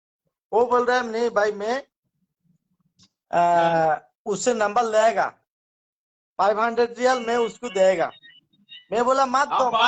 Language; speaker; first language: Hindi; non-native, learner; Bangla